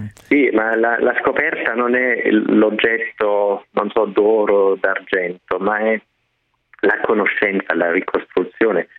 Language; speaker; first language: Italian; non-native, fluent; German